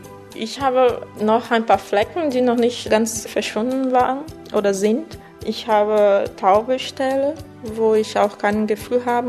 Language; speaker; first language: German; non-native, fluent; Portuguese